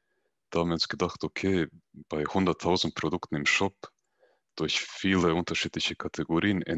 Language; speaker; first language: German; native; German